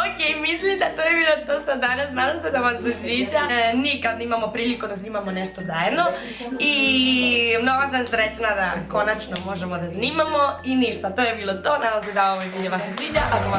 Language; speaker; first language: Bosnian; non-native, learner; Spanish